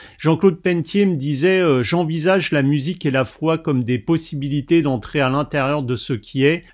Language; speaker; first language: French; native; French